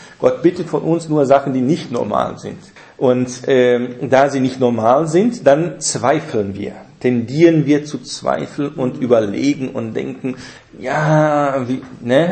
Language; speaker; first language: German; non-native, fluent; Portuguese